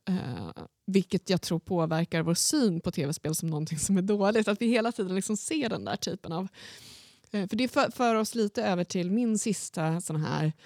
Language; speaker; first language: Swedish; native; Swedish